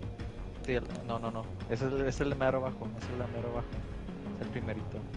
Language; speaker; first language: Spanish; early bilingual, other home language; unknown